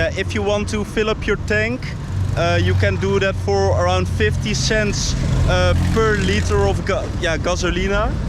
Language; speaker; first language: English; non-native, fluent; Dutch